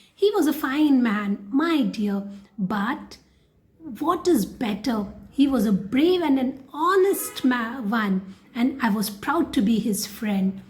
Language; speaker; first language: English; non-native, local second language; Hindi